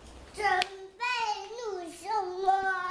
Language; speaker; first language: Chinese; early bilingual, heritage; Chinese